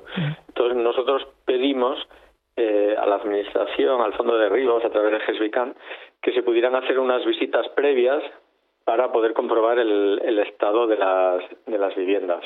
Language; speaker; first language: Spanish; native; Spanish